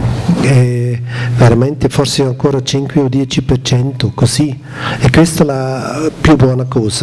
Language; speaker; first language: Italian; non-native, learner; German